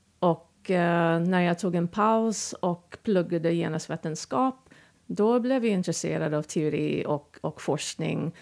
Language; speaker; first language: Swedish; non-native, fluent; English